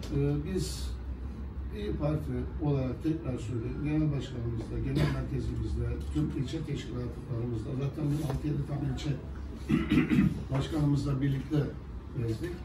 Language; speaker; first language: Turkish; native; Turkish